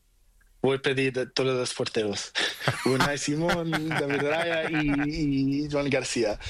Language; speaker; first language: Spanish; non-native, learner; Portuguese